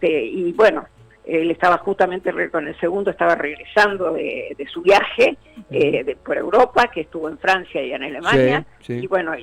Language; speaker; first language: Spanish; native; Spanish